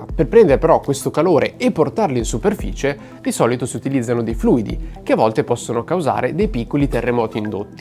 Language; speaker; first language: Italian; native; Italian